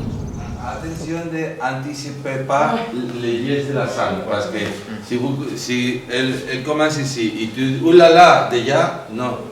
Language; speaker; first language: French; non-native, learner; Spanish